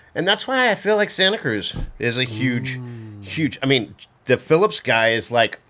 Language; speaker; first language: English; native; English